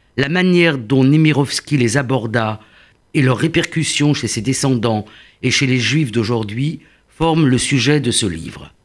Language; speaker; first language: French; native; French